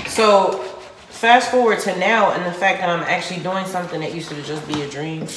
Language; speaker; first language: English; native; English